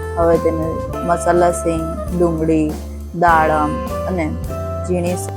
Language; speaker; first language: Gujarati; native; Gujarati